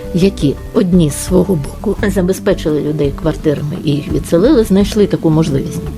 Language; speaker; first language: Ukrainian; native; Ukrainian